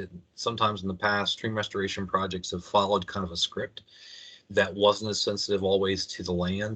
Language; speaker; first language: English; native; English